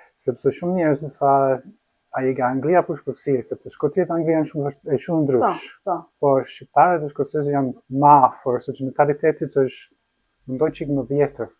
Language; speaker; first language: Albanian; non-native, learner; English